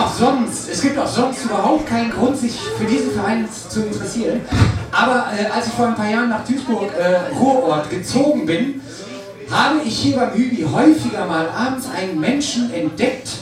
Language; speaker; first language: German; native; German